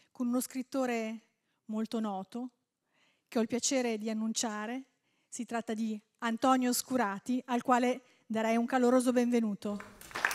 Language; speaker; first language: Italian; non-native, fluent; German